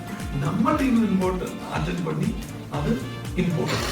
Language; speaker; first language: Tamil; non-native, local second language; Malayalam